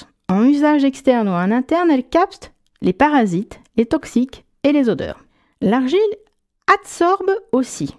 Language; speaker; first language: French; native; French